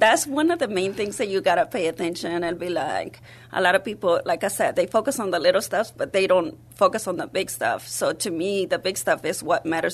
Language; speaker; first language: English; early bilingual, other home language; Spanish